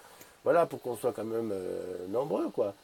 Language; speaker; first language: French; native; French